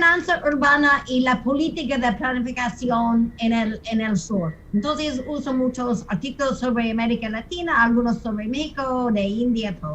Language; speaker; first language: Spanish; non-native, fluent; English